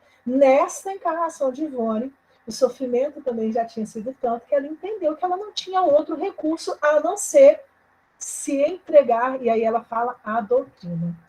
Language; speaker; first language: Portuguese; native; Portuguese